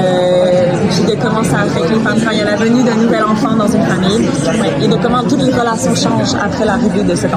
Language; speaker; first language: French; native; French